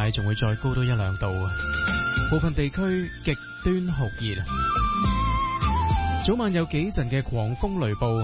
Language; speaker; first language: Chinese; non-native, local second language; Cantonese